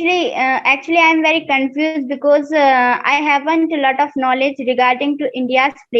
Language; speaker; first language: English; non-native, learner; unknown